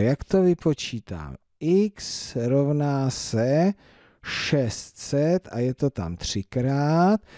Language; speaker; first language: Czech; native; Czech